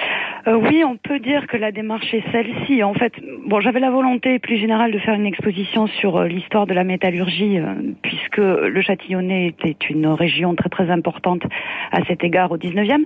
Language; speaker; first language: French; native; French